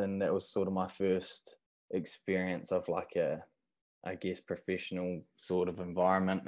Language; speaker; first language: English; native; English